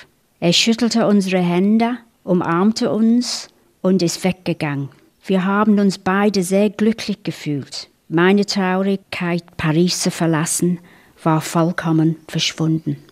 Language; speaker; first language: German; non-native, fluent; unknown